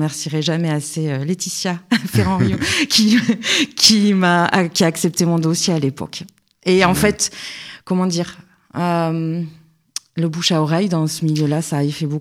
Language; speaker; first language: French; native; French